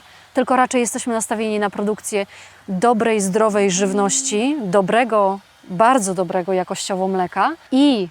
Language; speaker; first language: Polish; native; Polish